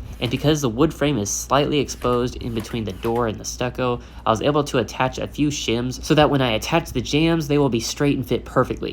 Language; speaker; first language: English; native; English